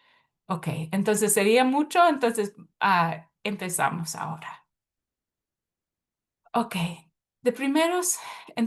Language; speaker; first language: Spanish; early bilingual, heritage; Spanish